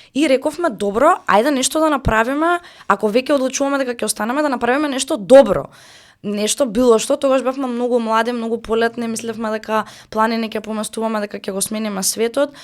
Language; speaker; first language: Macedonian; native; Macedonian